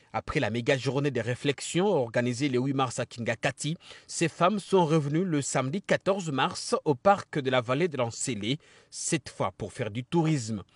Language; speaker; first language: French; non-native, local second language; Lingala